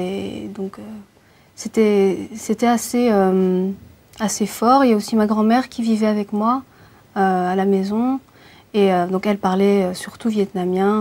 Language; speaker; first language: French; early bilingual, other home language; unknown